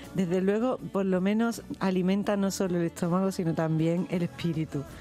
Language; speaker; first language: Spanish; native; Spanish